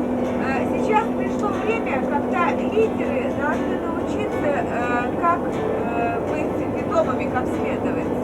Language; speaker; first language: Russian; native; Russian